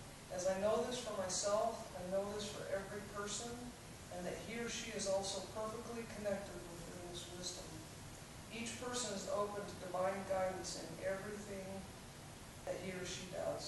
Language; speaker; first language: English; native; English